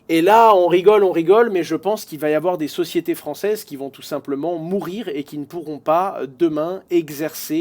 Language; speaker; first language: French; native; French